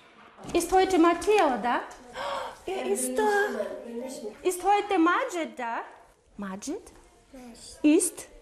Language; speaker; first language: German; early bilingual, heritage; German